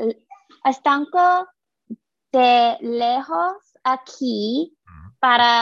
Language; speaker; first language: Spanish; non-native, learner; English